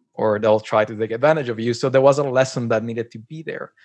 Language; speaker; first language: English; non-native, fluent; Spanish